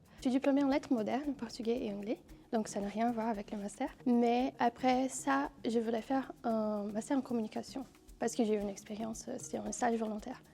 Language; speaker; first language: French; non-native, fluent; Portuguese